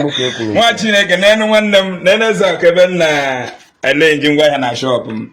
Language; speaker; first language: Igbo; native; Igbo